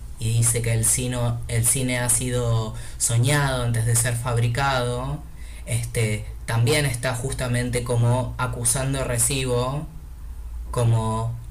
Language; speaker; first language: Spanish; native; Spanish